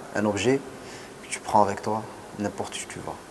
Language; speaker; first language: French; non-native, local second language; Arabic